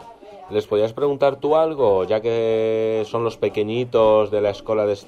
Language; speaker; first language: Spanish; native; Spanish